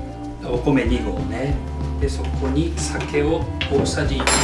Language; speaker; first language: Japanese; native; Japanese